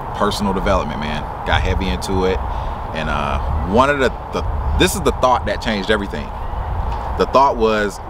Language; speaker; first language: English; native; English